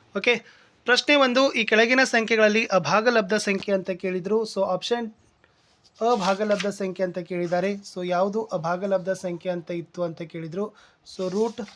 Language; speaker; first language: Kannada; native; Kannada